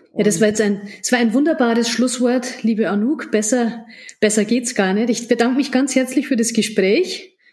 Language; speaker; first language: German; native; German